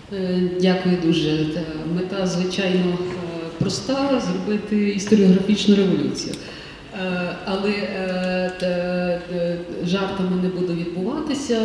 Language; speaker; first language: Ukrainian; native; Ukrainian